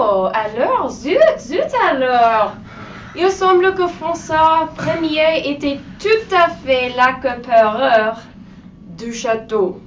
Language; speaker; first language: French; non-native, learner; English